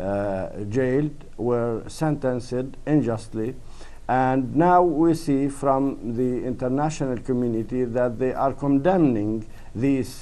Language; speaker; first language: English; non-native, fluent; Arabic